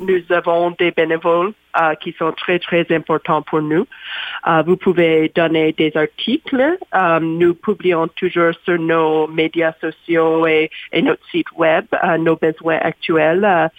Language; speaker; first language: French; non-native, learner; English